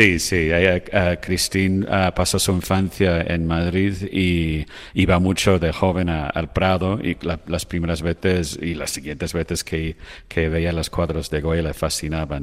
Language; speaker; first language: Spanish; non-native, fluent; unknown